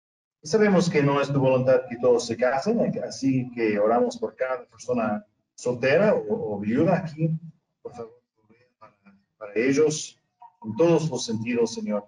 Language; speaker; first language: Spanish; non-native, fluent; English